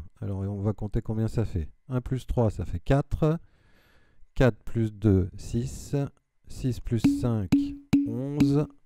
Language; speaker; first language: French; native; French